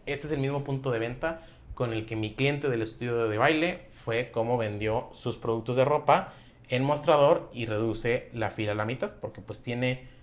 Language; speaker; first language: Spanish; native; Spanish